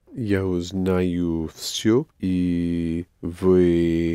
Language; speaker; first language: Russian; non-native, learner; English